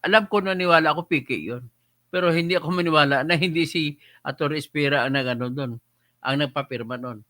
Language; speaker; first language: Filipino; non-native, local second language; Hiligaynon